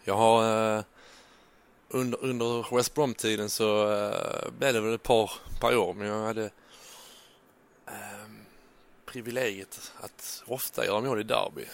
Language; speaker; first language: Swedish; native; Swedish